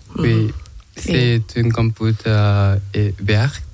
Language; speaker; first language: French; non-native, learner; Thai